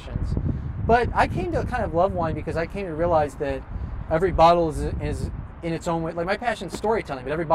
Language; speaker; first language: English; native; English